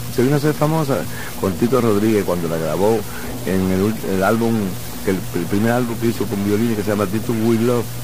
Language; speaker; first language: Spanish; native; Spanish